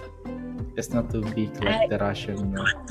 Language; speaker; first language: English; non-native, learner; Indonesian